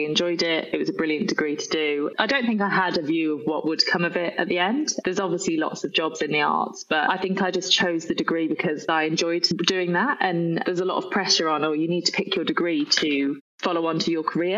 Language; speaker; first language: English; native; English